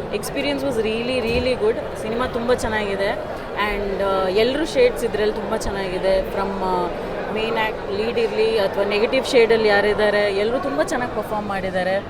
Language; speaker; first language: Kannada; non-native, local second language; Hindi